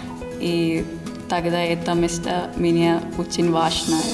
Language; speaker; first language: Russian; non-native, learner; Malayalam